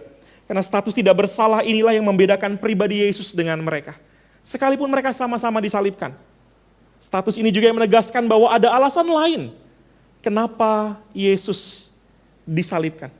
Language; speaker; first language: Indonesian; native; Indonesian